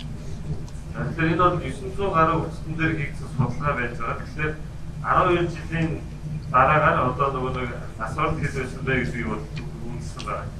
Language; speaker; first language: Mongolian; native; Mongolian